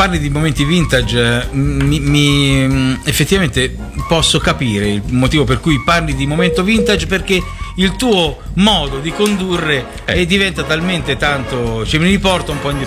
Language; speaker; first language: Italian; native; Italian